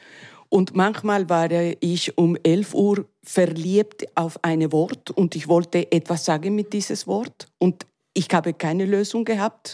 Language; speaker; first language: German; non-native, learner; Spanish